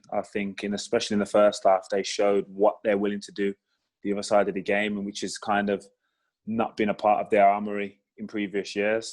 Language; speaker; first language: English; native; English